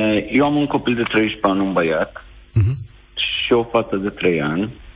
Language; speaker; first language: Romanian; non-native, fluent; Persian